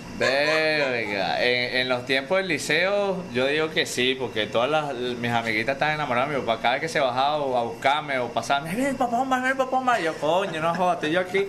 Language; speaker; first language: Spanish; native; Spanish